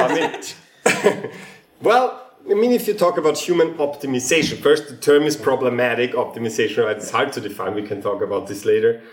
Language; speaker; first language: English; non-native, fluent; German